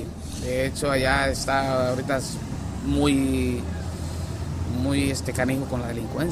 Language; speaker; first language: Spanish; native; Spanish